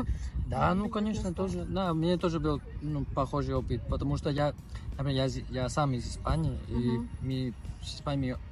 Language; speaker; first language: Russian; non-native, learner; Spanish